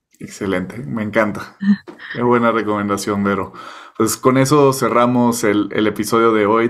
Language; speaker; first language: Spanish; native; Spanish